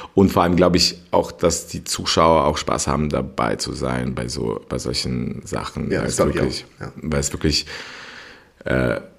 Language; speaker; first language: German; non-native, fluent; Russian